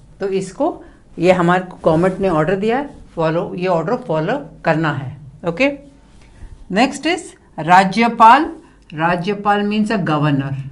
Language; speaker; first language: Hindi; non-native, local second language; Tamil